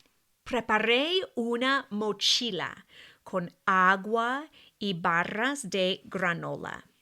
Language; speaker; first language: Spanish; non-native, fluent; English